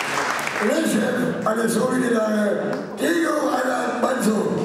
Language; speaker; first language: German; non-native, local second language; Romany